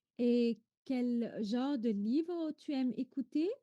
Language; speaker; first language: French; non-native, fluent; Arabic